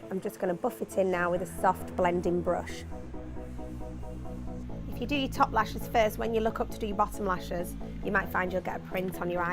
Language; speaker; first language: English; native; English